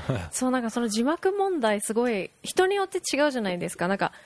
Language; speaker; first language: Japanese; native; Japanese